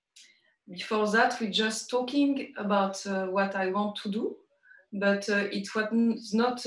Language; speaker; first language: English; non-native, learner; French